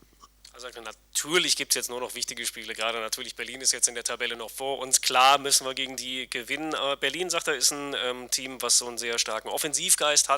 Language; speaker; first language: German; native; German